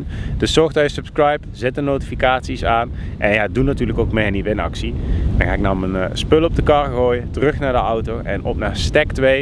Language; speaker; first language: Dutch; native; Dutch